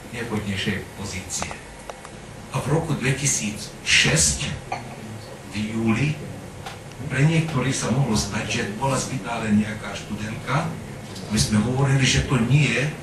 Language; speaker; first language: Slovak; non-native, local second language; Hungarian